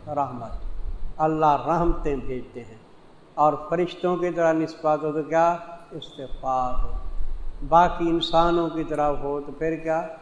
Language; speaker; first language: Urdu; non-native, local second language; Punjabi